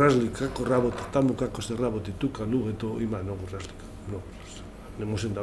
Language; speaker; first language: Macedonian; non-native, learner; Spanish